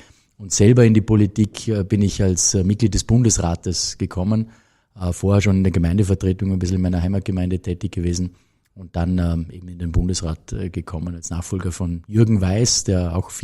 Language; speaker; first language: German; native; German